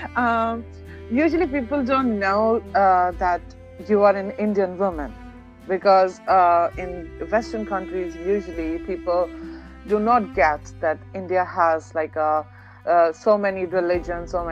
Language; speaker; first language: English; non-native, local second language; Hindi